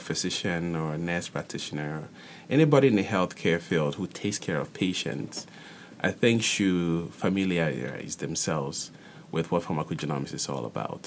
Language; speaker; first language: English; non-native, local second language; Akan